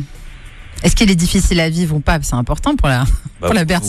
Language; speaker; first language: French; native; French